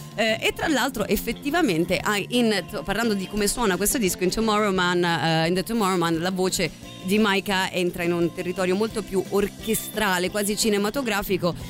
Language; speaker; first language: Italian; native; Italian